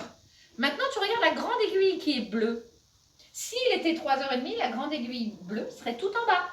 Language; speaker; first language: French; native; French